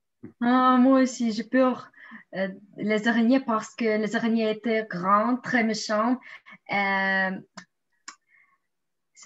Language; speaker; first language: French; non-native, learner; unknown